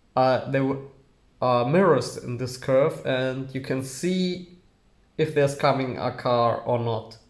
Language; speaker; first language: English; non-native, fluent; German